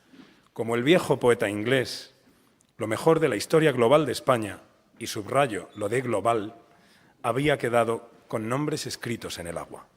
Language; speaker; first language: Spanish; native; Spanish